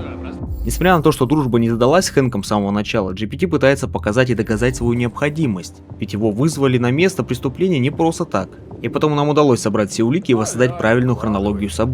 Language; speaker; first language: Russian; native; Russian